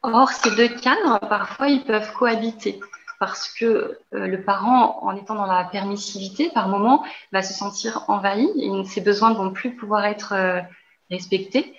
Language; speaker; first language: French; native; French